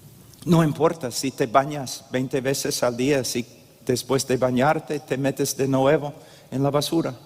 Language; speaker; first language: Spanish; non-native, fluent; English